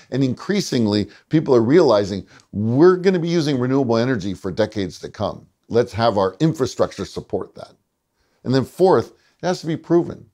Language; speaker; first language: English; native; English